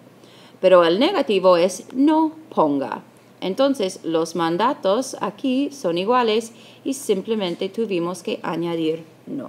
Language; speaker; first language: Spanish; non-native, fluent; English